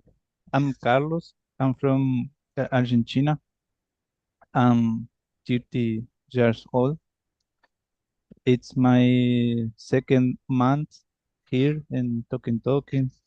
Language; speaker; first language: English; non-native, learner; Spanish